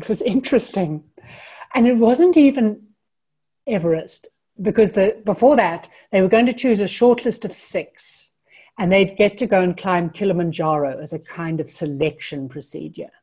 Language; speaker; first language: English; native; English